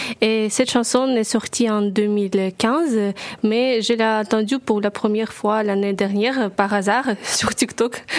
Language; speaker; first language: French; non-native, learner; Russian